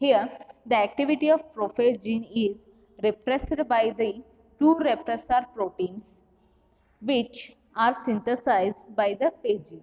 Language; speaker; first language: English; non-native, local second language; Kannada